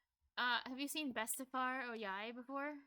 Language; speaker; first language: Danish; non-native, learner; English